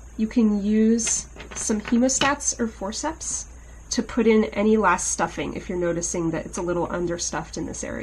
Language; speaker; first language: English; native; English